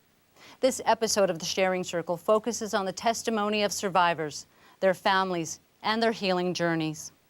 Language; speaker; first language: English; native; English